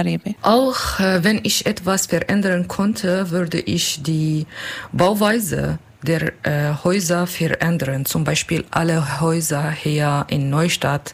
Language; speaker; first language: German; non-native, learner; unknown